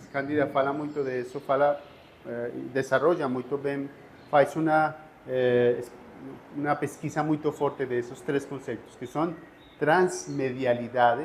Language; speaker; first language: Portuguese; non-native, fluent; Spanish